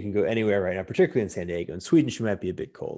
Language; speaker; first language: English; native; English